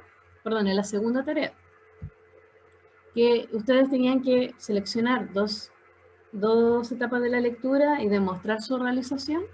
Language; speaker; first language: Spanish; native; Spanish